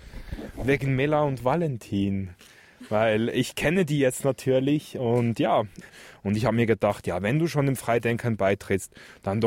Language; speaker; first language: German; native; German